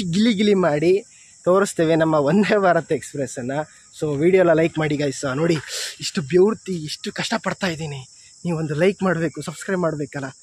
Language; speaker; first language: Kannada; native; Kannada